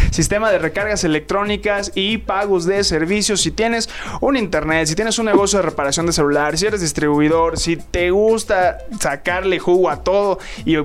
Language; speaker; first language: Spanish; native; Spanish